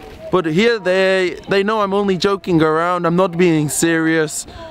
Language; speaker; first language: English; native; English